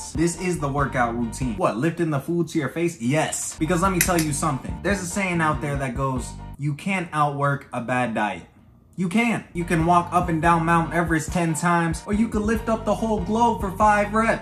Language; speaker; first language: English; native; English